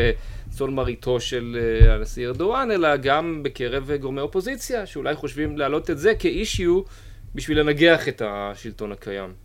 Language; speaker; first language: Hebrew; native; Hebrew